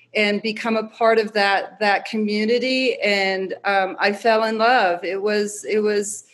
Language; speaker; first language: English; native; English